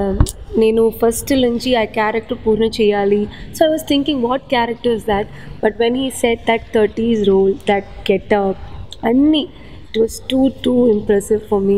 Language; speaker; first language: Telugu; non-native, local second language; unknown